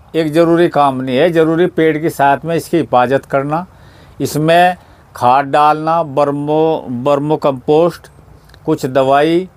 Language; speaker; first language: Hindi; native; Hindi